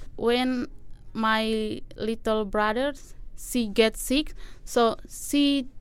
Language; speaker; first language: English; non-native, learner; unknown